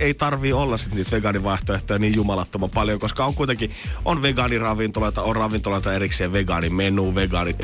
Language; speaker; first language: Finnish; native; Finnish